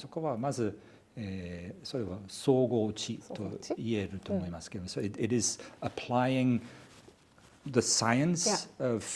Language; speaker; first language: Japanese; non-native, fluent; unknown